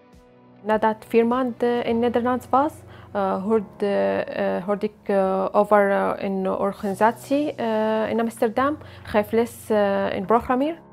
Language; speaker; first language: Dutch; non-native, learner; Arabic